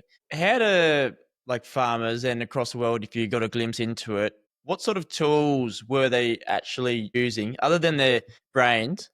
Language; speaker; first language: English; native; English